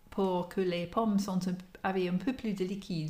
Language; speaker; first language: French; non-native, fluent; English